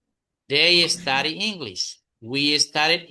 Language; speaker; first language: English; non-native, fluent; Spanish